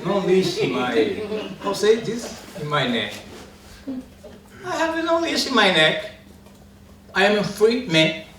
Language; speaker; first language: English; non-native, learner; Portuguese